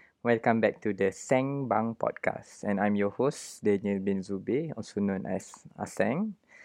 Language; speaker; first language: English; non-native, local second language; Malay